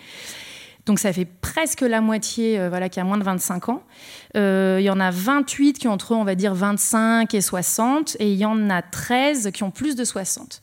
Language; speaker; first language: French; native; French